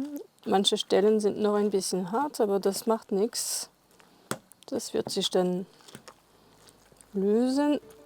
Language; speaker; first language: German; non-native, fluent; French